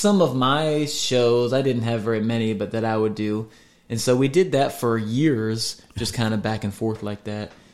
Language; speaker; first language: English; native; English